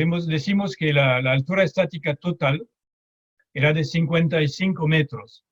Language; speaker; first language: Spanish; non-native, fluent; French